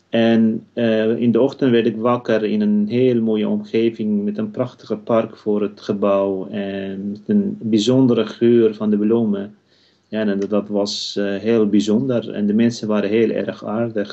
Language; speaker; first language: Dutch; non-native, fluent; Kurdish